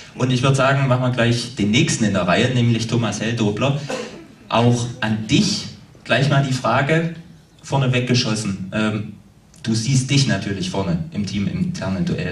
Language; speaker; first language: German; native; German